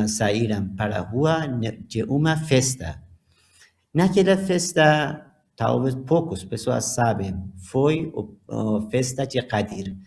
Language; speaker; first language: Portuguese; non-native, learner; Persian